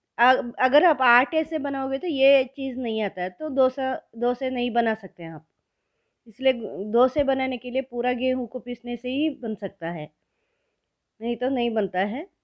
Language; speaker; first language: Hindi; non-native, local second language; Kannada